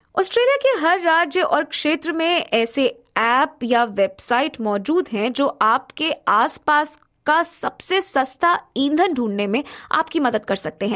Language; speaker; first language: Hindi; native; Hindi